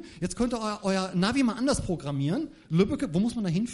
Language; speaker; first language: German; native; German